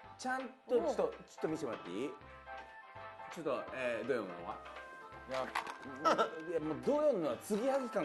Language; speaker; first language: Japanese; native; Japanese